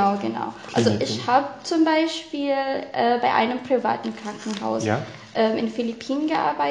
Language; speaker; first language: German; non-native, fluent; Filipino